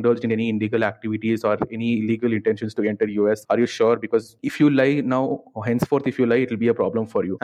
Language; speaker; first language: English; non-native, local second language; Kannada